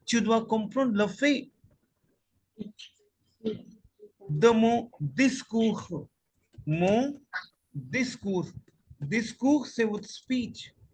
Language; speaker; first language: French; non-native, learner; Hindi